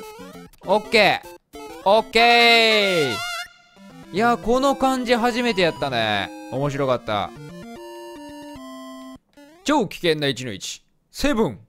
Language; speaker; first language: Japanese; native; Japanese